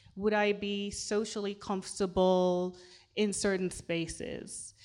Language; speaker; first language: English; non-native, local second language; Swahili